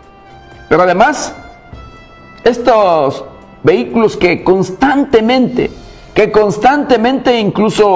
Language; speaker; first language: Spanish; native; Spanish